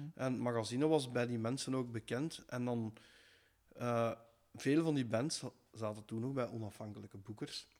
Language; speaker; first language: Dutch; native; Dutch